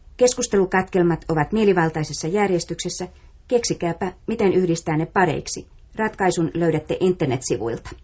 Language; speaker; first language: Finnish; native; Finnish